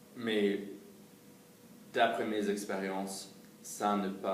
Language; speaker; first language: French; non-native, fluent; English